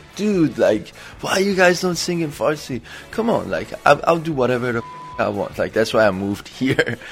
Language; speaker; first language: English; non-native, fluent; Persian